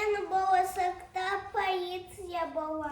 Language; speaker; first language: Kazakh; non-native, local second language; Russian